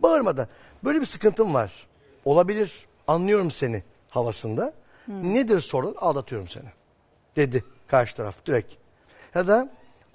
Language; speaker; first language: Turkish; native; Turkish